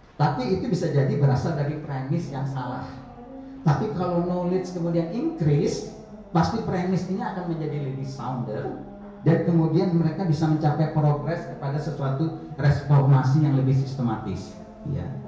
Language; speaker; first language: Indonesian; native; Indonesian